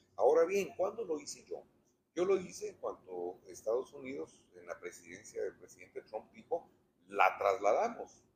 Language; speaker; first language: Spanish; native; Spanish